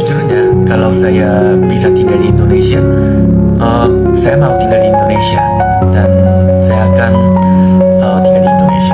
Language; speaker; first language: Indonesian; non-native, learner; Korean